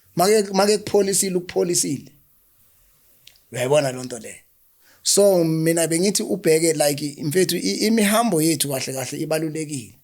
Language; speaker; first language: Zulu; native; Zulu